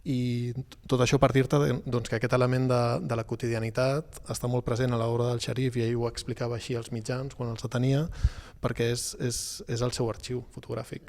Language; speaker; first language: Catalan; native; Catalan